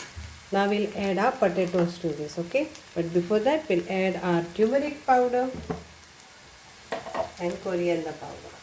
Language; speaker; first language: English; non-native, local second language; Konkani